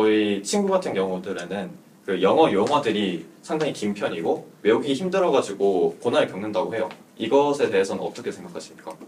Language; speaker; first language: Korean; native; Korean